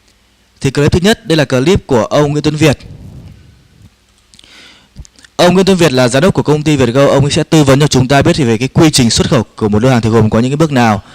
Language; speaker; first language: Vietnamese; native; Vietnamese